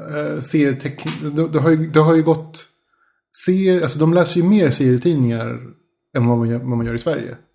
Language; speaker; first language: Swedish; early bilingual, other home language; Spanish